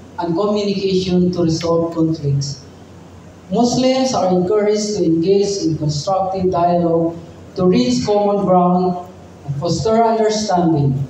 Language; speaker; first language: English; non-native, local second language; Filipino